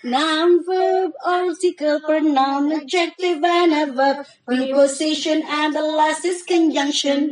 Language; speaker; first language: English; non-native, learner; Indonesian